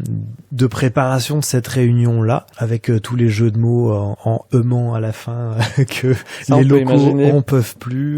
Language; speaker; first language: French; native; French